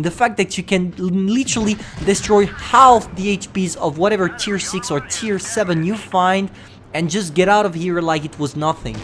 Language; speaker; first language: English; non-native, fluent; French